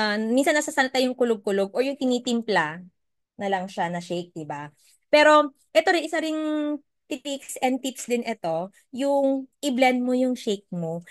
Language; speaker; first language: Filipino; non-native, local second language; Iloko